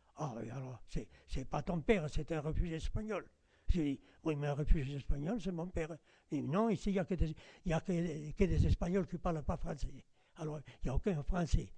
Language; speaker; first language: French; non-native, fluent; Spanish